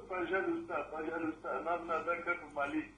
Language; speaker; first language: Russian; non-native, learner; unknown